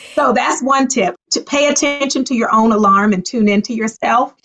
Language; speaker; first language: English; native; English